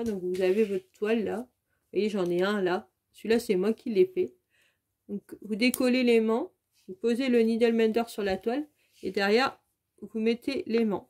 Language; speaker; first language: French; native; French